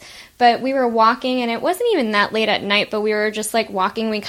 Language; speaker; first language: English; native; English